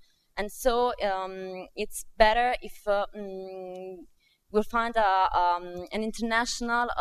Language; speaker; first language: English; non-native, fluent; Italian